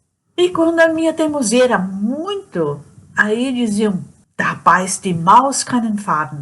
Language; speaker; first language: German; early bilingual, heritage; German